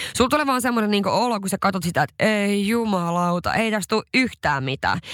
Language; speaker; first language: Finnish; non-native, local second language; Swedish